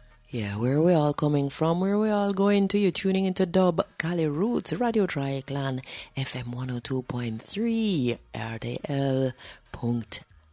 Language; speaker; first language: English; native; English